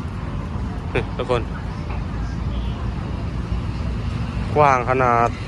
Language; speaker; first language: Thai; non-native, local second language; Northeastern Thai